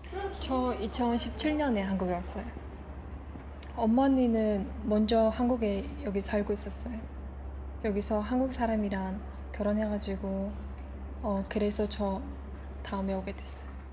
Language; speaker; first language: Korean; non-native, learner; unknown